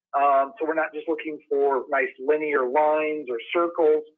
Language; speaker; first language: English; native; English